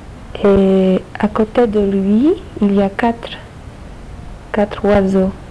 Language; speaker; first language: French; non-native, learner; Polish